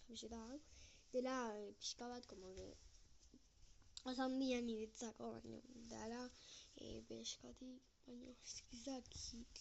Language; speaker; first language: Basque; non-native, learner; Spanish